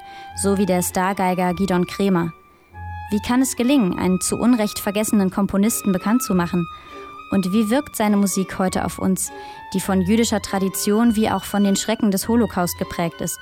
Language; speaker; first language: German; native; German